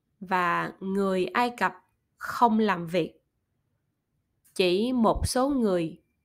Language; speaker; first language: Vietnamese; non-native, learner; German